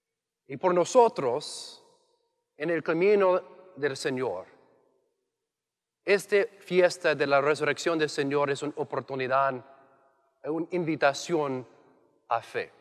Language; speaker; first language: Spanish; non-native, learner; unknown